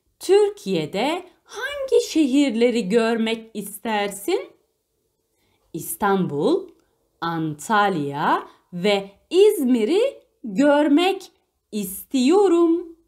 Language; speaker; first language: Turkish; non-native, fluent; Arabic